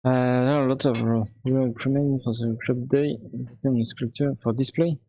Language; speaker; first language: English; non-native, learner; French